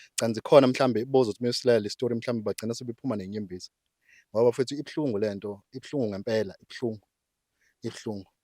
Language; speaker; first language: Zulu; native; Zulu